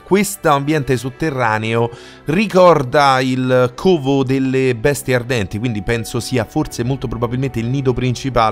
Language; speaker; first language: Italian; native; Italian